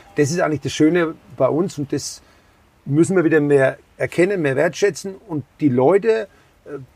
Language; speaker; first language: German; native; German